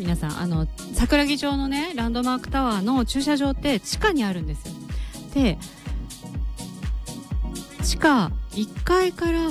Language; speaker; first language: Japanese; native; Japanese